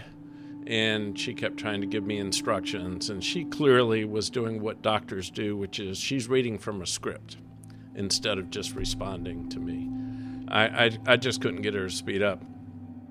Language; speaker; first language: English; native; English